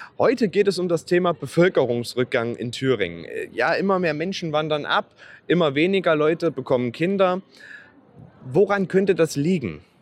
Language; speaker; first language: German; native; German